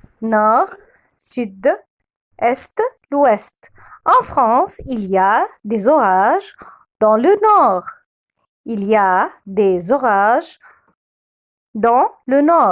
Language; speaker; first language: French; non-native, fluent; Arabic